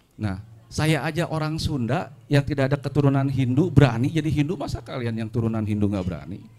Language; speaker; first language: Indonesian; non-native, local second language; Sundanese